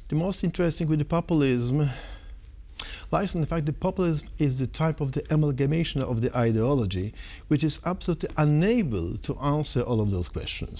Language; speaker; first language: English; non-native, fluent; Polish